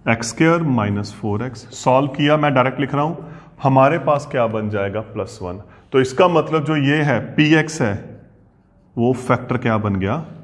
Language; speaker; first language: Hindi; non-native, local second language; Punjabi